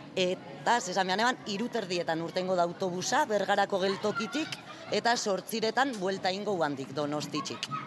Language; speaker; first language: Basque; native; Basque